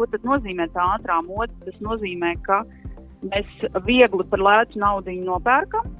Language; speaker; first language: Latvian; native; Latvian